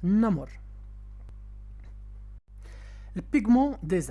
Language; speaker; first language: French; non-native, local second language; Arabic